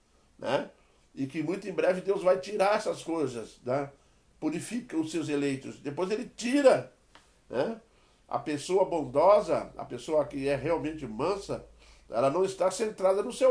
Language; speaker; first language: Portuguese; native; Portuguese